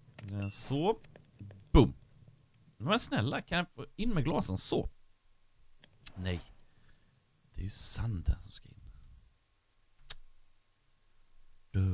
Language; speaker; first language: Swedish; native; Swedish